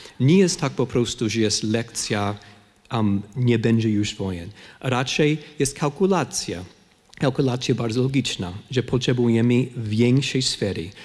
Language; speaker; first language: Polish; non-native, fluent; English